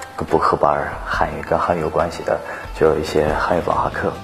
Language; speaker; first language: Chinese; non-native, fluent; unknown